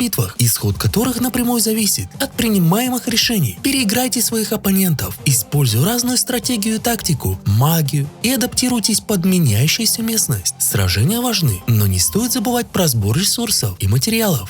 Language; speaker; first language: Russian; native; Russian